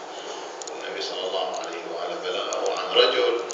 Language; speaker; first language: Arabic; native; Arabic